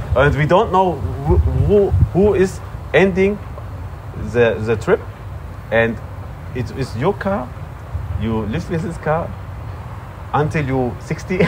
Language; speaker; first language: English; non-native, learner; German